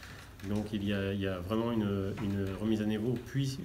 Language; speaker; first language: French; native; French